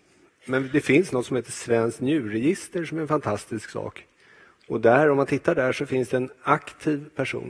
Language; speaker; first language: Swedish; native; Swedish